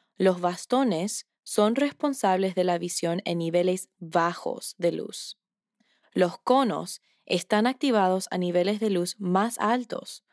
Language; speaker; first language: Spanish; early bilingual, heritage; Spanish